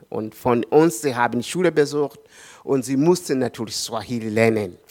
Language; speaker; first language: German; non-native, learner; Swahili